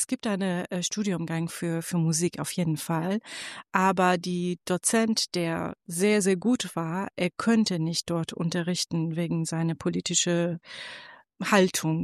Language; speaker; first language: German; non-native, fluent; Persian